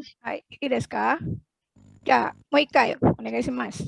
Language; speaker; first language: Japanese; non-native, fluent; Indonesian